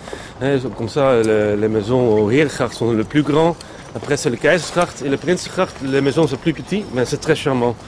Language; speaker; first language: French; non-native, fluent; Dutch